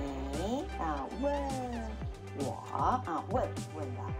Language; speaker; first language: Chinese; non-native, fluent; Japanese